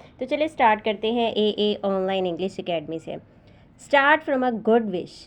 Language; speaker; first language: Urdu; native; Urdu